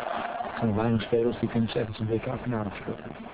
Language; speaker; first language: Dutch; native; Dutch